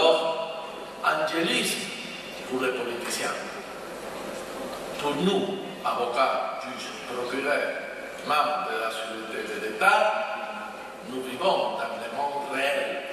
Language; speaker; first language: French; non-native, fluent; Spanish